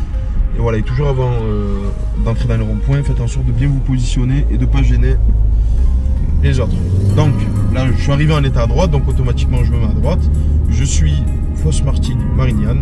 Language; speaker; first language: French; native; French